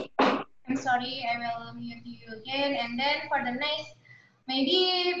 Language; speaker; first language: English; non-native, learner; Indonesian